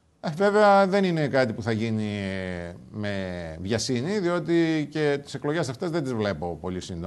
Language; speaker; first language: Greek; native; Greek